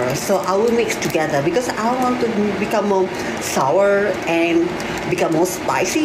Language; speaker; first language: English; non-native, learner; Malay